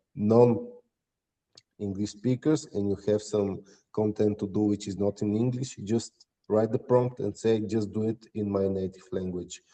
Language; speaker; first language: English; non-native, fluent; Bulgarian